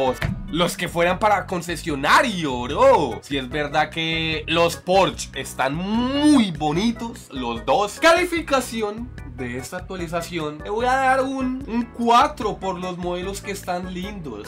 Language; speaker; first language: Spanish; native; Spanish